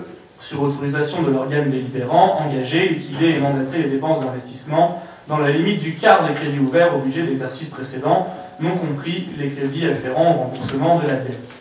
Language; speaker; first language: French; native; French